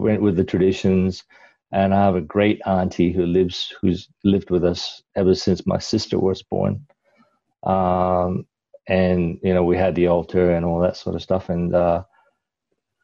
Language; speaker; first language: English; non-native, local second language; Cantonese